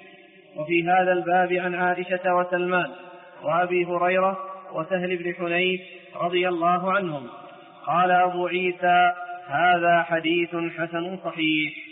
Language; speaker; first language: Arabic; native; Arabic